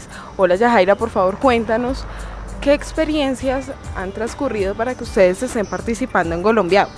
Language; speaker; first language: Spanish; native; Spanish